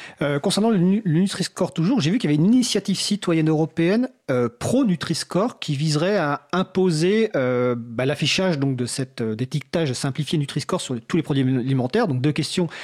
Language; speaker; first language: French; native; French